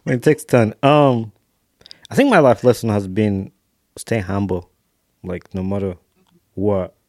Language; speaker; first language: English; non-native, local second language; Ganda